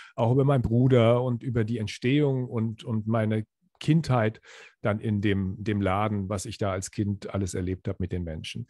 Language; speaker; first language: German; native; German